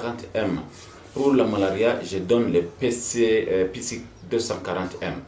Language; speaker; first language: French; non-native, local second language; Swahili